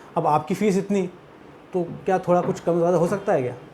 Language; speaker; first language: Hindi; native; Hindi